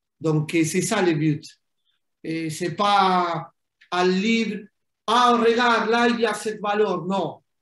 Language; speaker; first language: French; non-native, fluent; Spanish